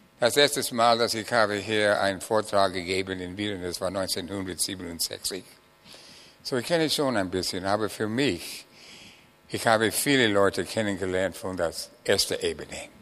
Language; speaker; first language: German; non-native, fluent; English